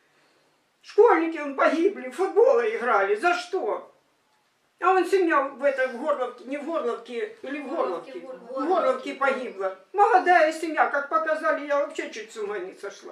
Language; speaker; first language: Russian; native; Russian